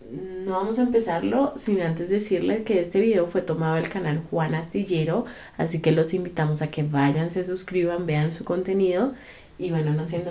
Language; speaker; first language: Spanish; native; Spanish